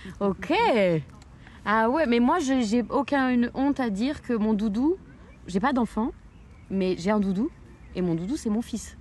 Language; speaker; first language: French; native; French